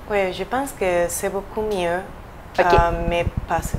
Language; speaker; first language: French; non-native, fluent; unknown